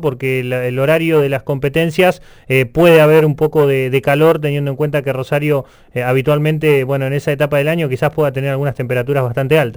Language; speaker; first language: Spanish; native; Spanish